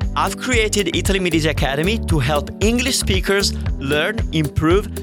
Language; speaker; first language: English; non-native, fluent; Italian